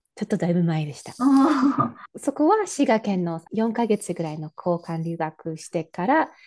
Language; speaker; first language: Japanese; non-native, fluent; English